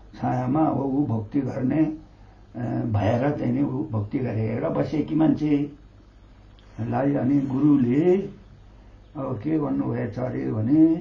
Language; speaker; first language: Nepali; non-native, local second language; Limbu